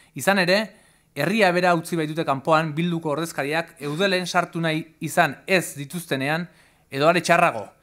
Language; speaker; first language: Basque; native; Basque